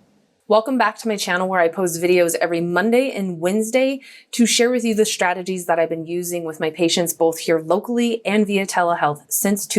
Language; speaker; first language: English; native; English